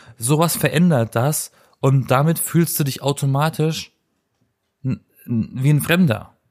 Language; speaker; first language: German; native; German